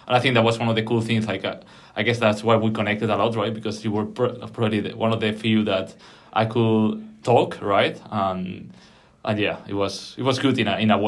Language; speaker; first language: English; non-native, fluent; Spanish